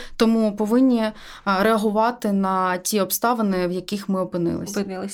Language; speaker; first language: Ukrainian; native; Ukrainian